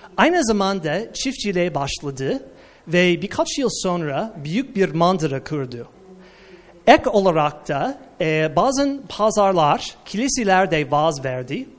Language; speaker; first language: Turkish; non-native, fluent; English